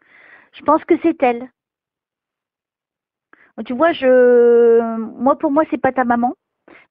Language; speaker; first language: French; native; French